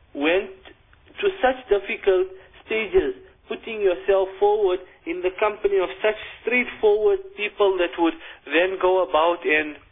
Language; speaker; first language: English; native; English